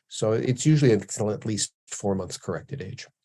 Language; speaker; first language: English; native; English